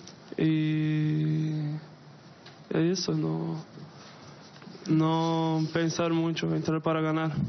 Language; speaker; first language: Spanish; non-native, fluent; Portuguese